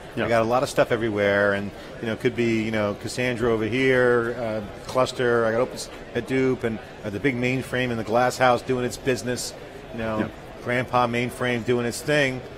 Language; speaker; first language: English; native; English